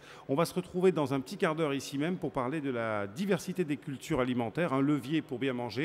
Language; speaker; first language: French; native; French